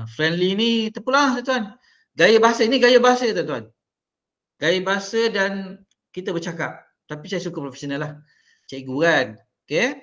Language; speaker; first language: Malay; native; Malay